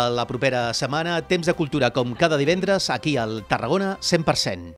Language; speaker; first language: Catalan; native; Catalan